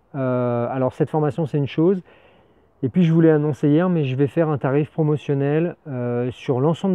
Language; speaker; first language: French; native; French